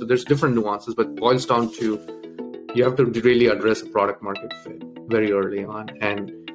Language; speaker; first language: English; non-native, local second language; Tamil